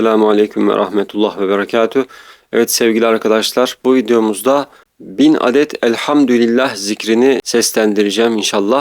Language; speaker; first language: Turkish; native; Turkish